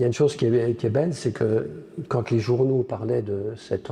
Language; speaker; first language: French; native; French